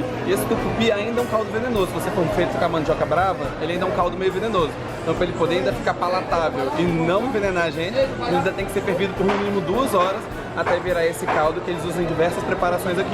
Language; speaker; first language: Portuguese; native; Portuguese